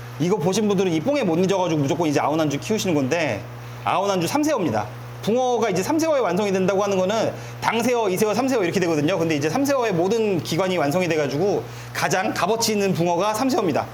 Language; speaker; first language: Korean; native; Korean